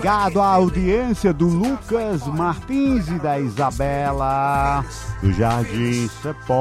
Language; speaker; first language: Portuguese; native; Portuguese